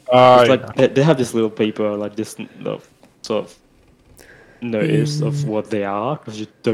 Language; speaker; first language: English; non-native, fluent; French